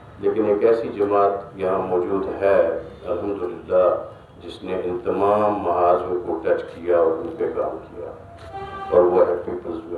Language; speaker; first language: Urdu; non-native, local second language; Kashmiri